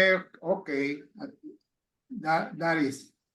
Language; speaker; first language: English; non-native, learner; Spanish